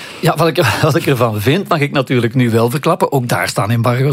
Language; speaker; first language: Dutch; native; Dutch